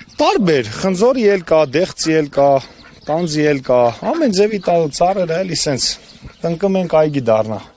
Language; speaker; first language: Armenian; native; Armenian